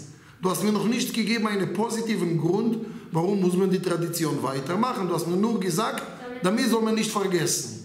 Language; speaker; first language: German; non-native, fluent; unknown